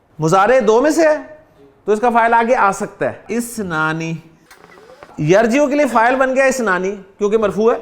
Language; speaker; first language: Urdu; native; Urdu